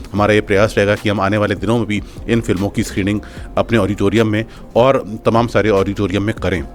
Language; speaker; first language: Hindi; native; Hindi